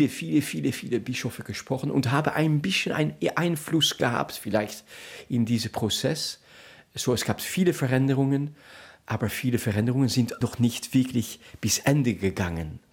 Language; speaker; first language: German; non-native, fluent; Dutch